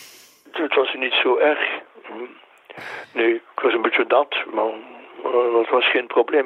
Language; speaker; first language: Dutch; non-native, local second language; French